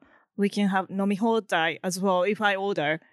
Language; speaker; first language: English; non-native, fluent; Japanese